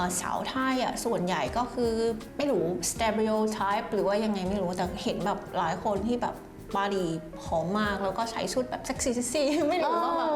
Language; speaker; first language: Thai; non-native, fluent; Vietnamese